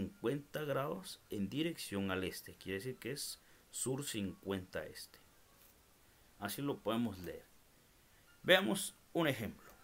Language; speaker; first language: Spanish; native; Spanish